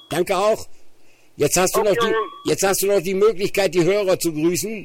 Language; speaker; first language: German; native; German